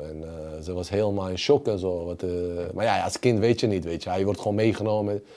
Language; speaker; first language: Dutch; early bilingual, other home language; Bosnian